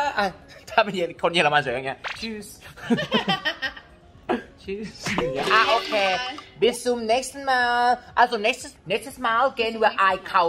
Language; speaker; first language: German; non-native, learner; Thai